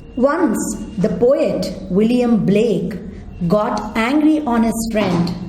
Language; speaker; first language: English; non-native, local second language; Kannada